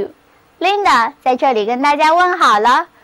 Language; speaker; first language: Chinese; native; Chinese